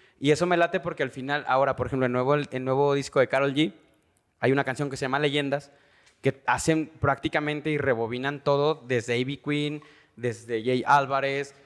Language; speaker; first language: Spanish; native; Spanish